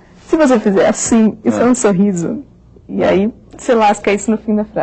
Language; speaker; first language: Portuguese; native; Portuguese